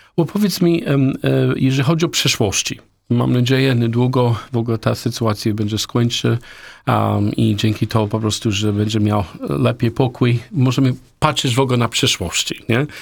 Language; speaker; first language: Polish; non-native, learner; English